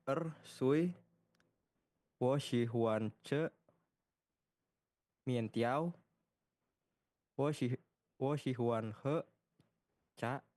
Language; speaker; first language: Chinese; non-native, learner; Indonesian